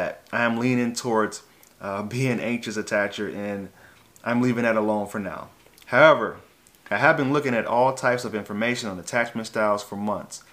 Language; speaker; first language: English; native; English